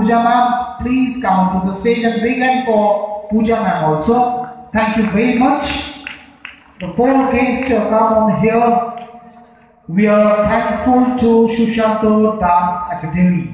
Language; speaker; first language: English; non-native, local second language; Bangla